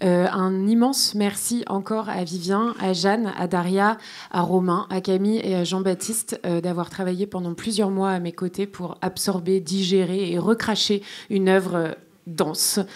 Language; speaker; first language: French; native; French